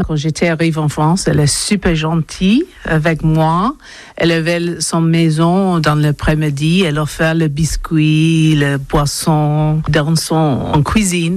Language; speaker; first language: French; non-native, learner; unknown